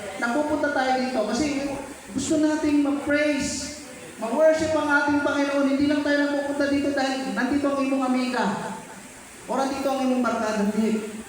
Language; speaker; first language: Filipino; native; Filipino